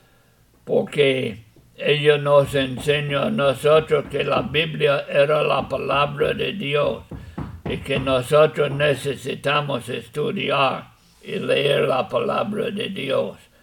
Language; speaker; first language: Spanish; non-native, fluent; English